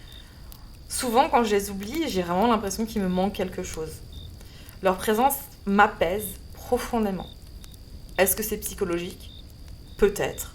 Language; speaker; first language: French; native; French